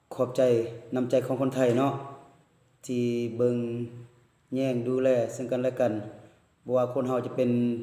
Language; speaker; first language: Thai; native; Thai